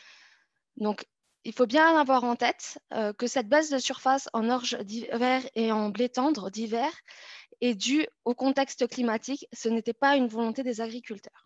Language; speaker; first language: French; native; French